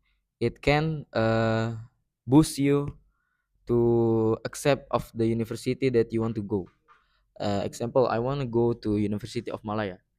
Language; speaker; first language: English; non-native, learner; Indonesian